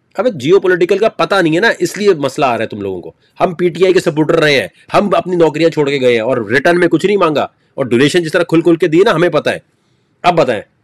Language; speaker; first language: Urdu; native; Urdu